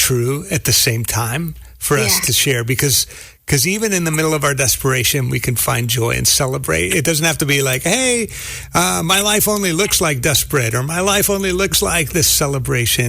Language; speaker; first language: English; native; English